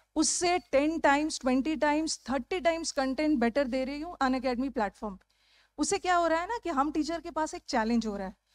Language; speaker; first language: Hindi; native; Hindi